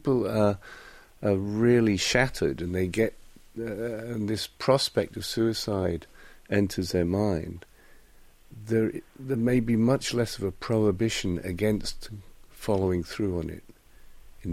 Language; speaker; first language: English; native; English